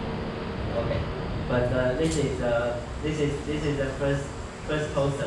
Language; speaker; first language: English; non-native, learner; Chinese